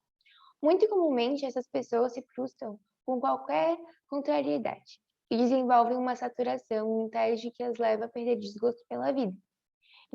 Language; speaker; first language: Portuguese; native; Portuguese